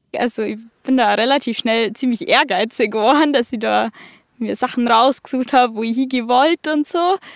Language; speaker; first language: German; native; German